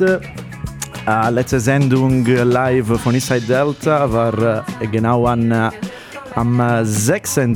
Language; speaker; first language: German; non-native, learner; Italian